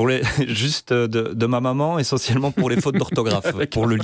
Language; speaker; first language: French; native; French